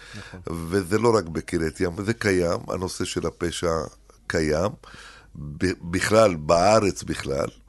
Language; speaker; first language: Hebrew; early bilingual, other home language; Arabic